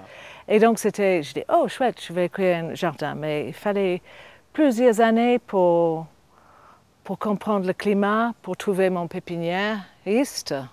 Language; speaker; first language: French; non-native, fluent; English